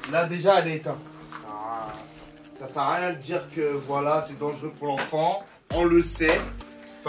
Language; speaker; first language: French; native; French